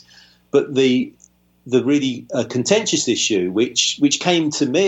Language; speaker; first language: English; native; English